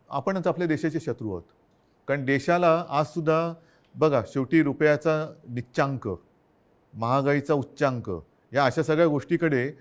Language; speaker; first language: Marathi; native; Marathi